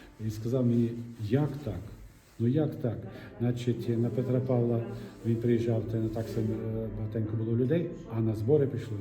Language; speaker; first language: Ukrainian; non-native, local second language; Russian